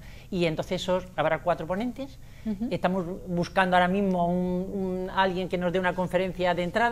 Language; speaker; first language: Spanish; native; Spanish